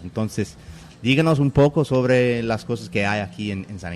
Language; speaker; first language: Spanish; non-native, learner; English